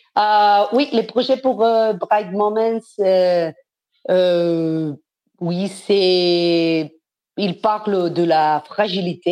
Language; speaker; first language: French; non-native, fluent; Spanish